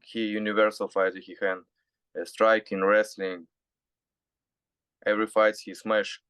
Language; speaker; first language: English; non-native, learner; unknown